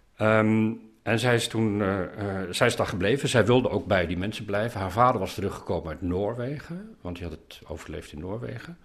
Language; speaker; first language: Dutch; native; Dutch